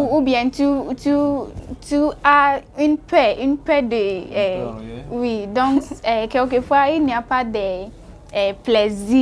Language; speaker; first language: French; non-native, learner; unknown